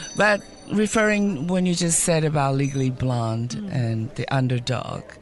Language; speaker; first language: English; non-native, fluent; Chinese